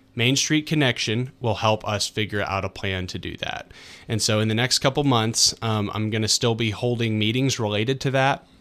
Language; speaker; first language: English; native; English